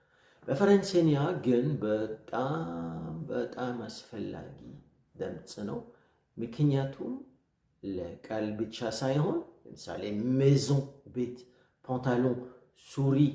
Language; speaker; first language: Amharic; non-native, learner; French